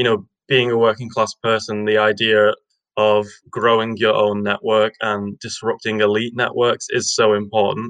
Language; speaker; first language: English; native; English